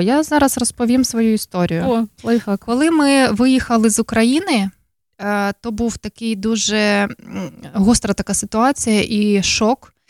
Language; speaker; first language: Ukrainian; native; Ukrainian